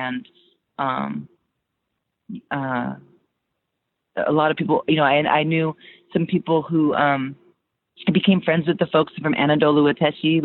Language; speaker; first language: English; native; English